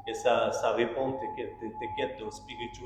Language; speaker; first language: French; non-native, learner; Bangla